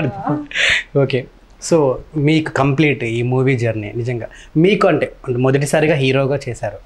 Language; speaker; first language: Telugu; native; Telugu